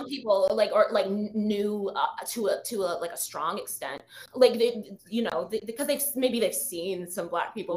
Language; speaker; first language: English; native; English